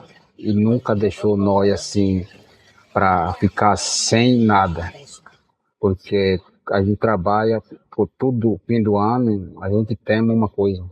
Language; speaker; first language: Portuguese; non-native, local second language; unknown